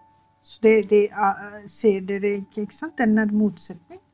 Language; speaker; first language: Norwegian; non-native, fluent; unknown